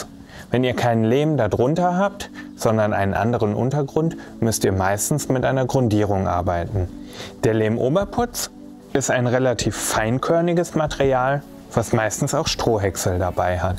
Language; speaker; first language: German; native; German